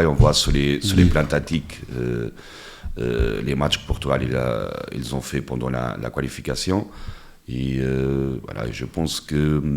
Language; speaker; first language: French; non-native, fluent; Portuguese